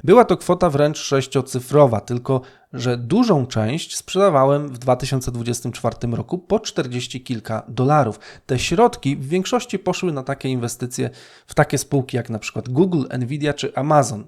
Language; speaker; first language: Polish; native; Polish